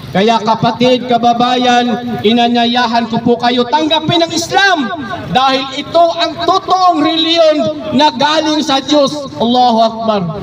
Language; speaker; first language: Filipino; non-native, local second language; Cebuano